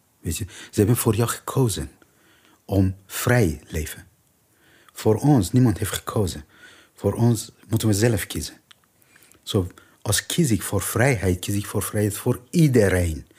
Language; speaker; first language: Dutch; non-native, learner; Persian